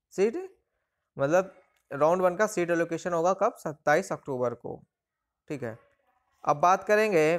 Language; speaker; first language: Hindi; native; Hindi